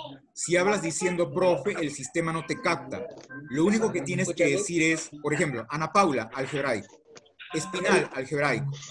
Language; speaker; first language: Spanish; native; Spanish